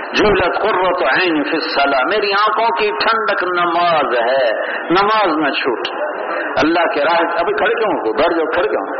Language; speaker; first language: Urdu; non-native, local second language; Punjabi